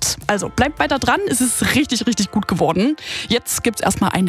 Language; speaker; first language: German; native; German